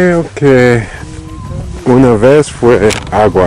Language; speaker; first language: Spanish; non-native, learner; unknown